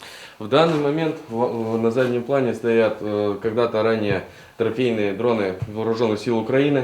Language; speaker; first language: Russian; native; Russian